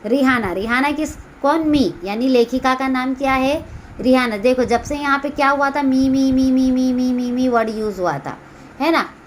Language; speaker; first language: Hindi; non-native, local second language; Marathi